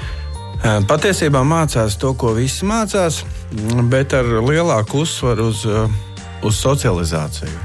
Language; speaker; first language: Latvian; native; Latvian